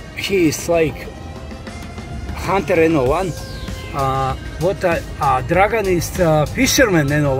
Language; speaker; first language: English; non-native, learner; Croatian